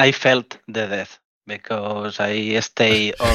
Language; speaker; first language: English; non-native, learner; Spanish